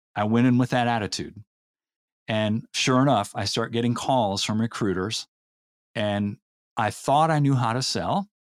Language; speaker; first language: English; native; English